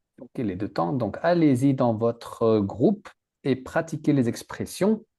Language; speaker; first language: French; native; French